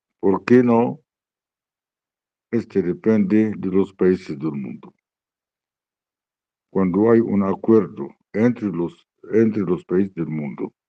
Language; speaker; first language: Spanish; non-native, learner; Arabic